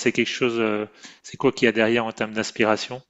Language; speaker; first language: French; native; French